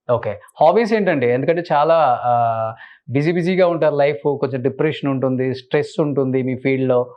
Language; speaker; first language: Telugu; native; Telugu